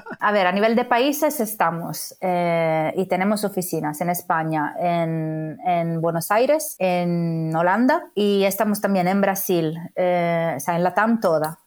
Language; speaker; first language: Spanish; non-native, fluent; Italian